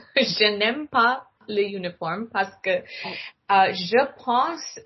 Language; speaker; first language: French; non-native, learner; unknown